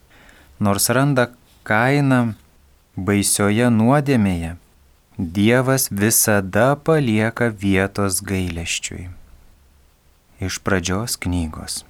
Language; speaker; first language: Lithuanian; native; Lithuanian